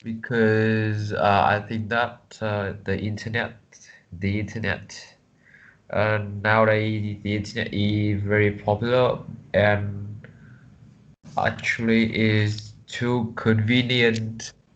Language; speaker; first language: English; non-native, learner; Vietnamese